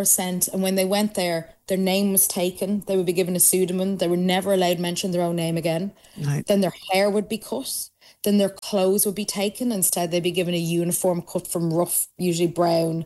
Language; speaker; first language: English; native; English